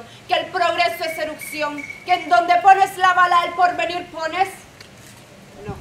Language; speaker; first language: Spanish; native; Spanish